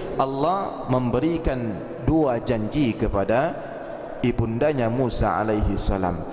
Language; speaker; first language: Malay; native; Malay